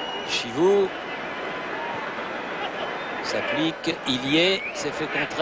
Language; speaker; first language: French; native; French